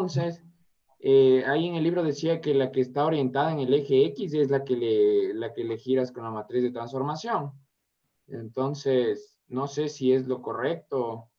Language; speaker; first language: Spanish; native; Spanish